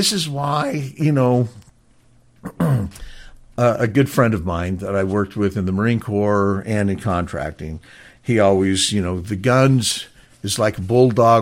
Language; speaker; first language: English; native; English